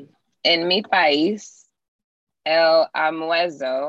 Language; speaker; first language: Spanish; non-native, learner; English